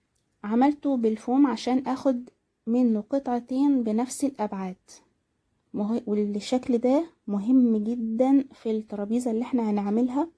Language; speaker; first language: Arabic; native; Arabic